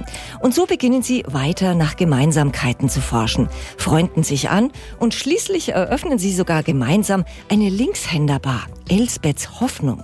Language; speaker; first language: German; native; German